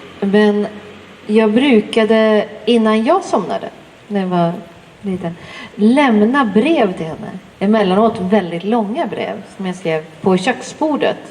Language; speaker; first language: Swedish; native; Swedish